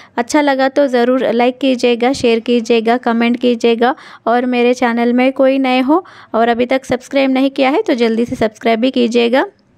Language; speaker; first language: Hindi; non-native, local second language; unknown